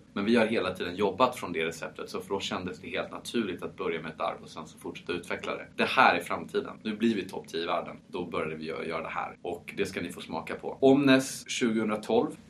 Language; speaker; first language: Swedish; early bilingual, heritage; Swedish